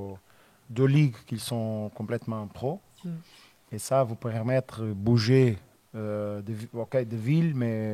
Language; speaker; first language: French; non-native, learner; Portuguese